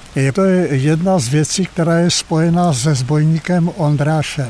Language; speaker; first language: Czech; native; Czech